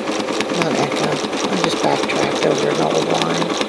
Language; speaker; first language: English; native; English